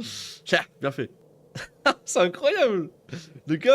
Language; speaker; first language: French; native; French